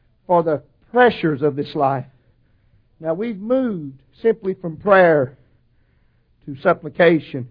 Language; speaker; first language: English; native; English